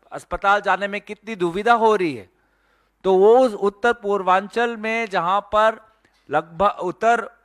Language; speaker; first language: Hindi; non-native, local second language; Assamese